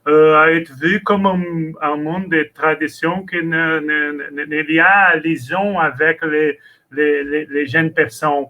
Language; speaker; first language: French; non-native, learner; Portuguese